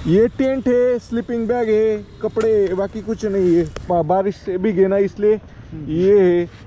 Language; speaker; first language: Hindi; non-native, local second language; Marathi